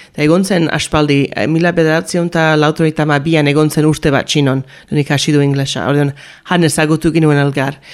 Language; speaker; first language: Basque; early bilingual, heritage; Basque